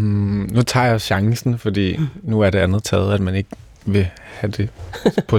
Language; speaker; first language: Danish; native; Danish